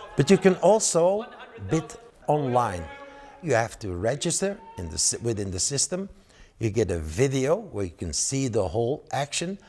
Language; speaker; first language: English; non-native, fluent; Dutch